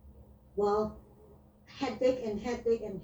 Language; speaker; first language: English; non-native, learner; Vietnamese